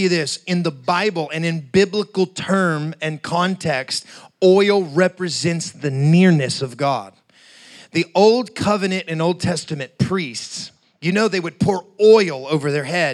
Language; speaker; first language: English; native; English